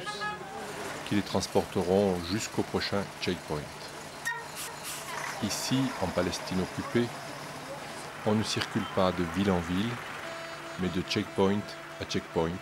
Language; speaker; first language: French; native; French